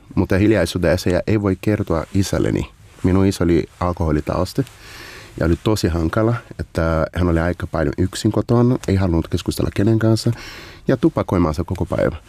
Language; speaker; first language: Finnish; non-native, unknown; Portuguese